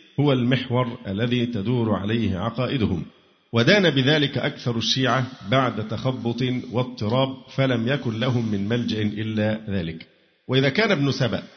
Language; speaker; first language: Arabic; native; Arabic